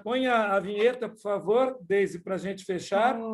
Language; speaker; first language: Portuguese; non-native, fluent; Spanish